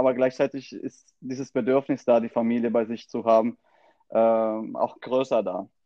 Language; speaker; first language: German; non-native, fluent; Spanish